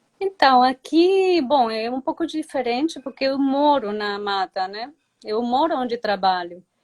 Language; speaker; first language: Portuguese; non-native, fluent; Spanish